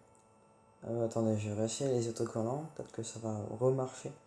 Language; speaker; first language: French; native; French